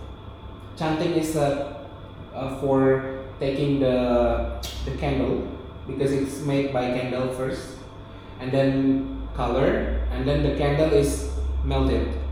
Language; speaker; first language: English; non-native, local second language; Indonesian